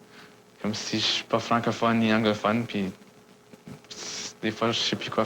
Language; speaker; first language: French; native; French